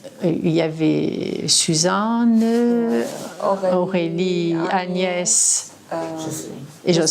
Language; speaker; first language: French; native; French